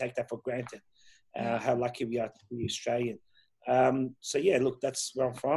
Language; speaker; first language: English; early bilingual, other home language; Persian